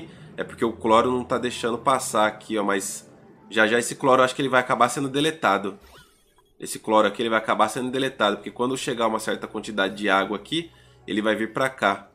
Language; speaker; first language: Portuguese; native; Portuguese